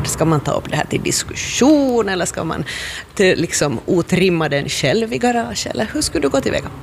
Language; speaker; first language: Swedish; native; Swedish